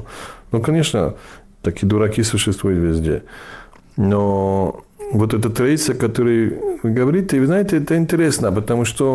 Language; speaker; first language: Russian; non-native, fluent; English